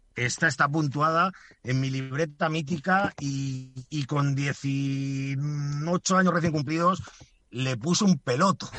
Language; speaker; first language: Spanish; native; Spanish